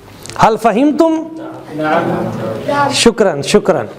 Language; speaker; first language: Arabic; non-native, fluent; Urdu